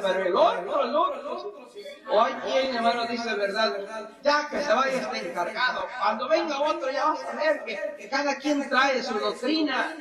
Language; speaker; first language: Spanish; native; Spanish